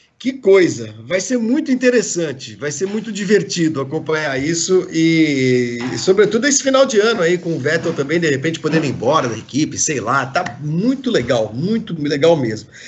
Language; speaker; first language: Portuguese; native; Portuguese